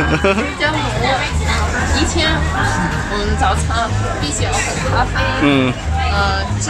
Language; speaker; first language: Chinese; non-native, learner; Russian